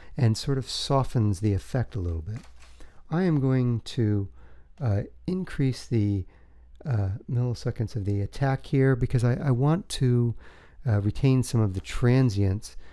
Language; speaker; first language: English; native; English